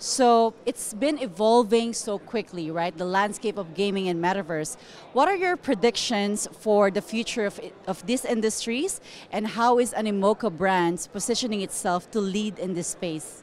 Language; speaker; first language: English; non-native, local second language; Filipino